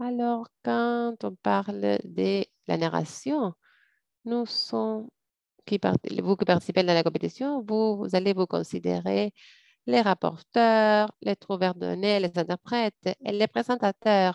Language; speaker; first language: French; non-native, fluent; English